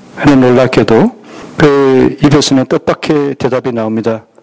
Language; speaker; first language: Korean; native; Korean